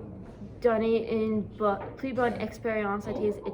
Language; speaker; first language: French; non-native, learner; English